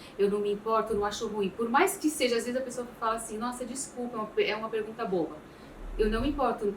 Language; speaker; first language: Portuguese; early bilingual, other home language; Arabic